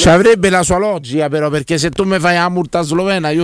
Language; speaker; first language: Italian; native; Italian